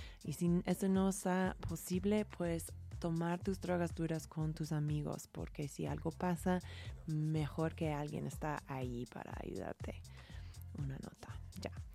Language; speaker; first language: Spanish; non-native, fluent; English